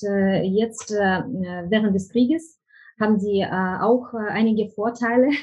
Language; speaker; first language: German; non-native, fluent; Ukrainian